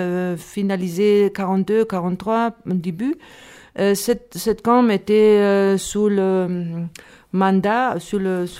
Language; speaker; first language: French; non-native, learner; Spanish